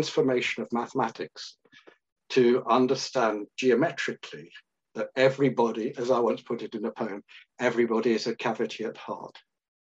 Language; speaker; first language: English; native; English